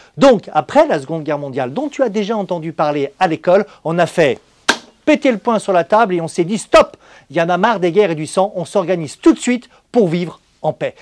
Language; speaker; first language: French; native; French